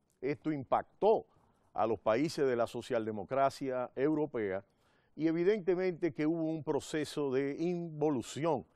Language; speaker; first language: Spanish; native; Spanish